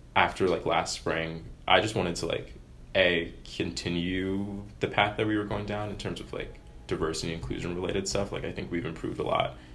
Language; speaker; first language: English; native; English